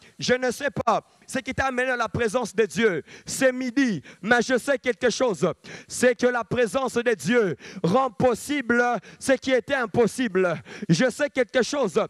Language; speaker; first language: French; non-native, local second language; Lingala